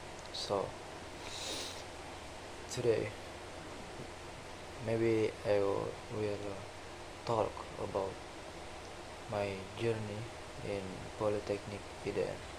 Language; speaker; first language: English; non-native, learner; Indonesian